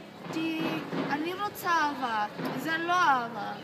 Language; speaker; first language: Hebrew; non-native, learner; Spanish